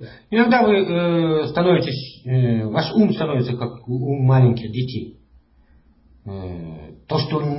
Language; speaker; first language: Russian; native; Russian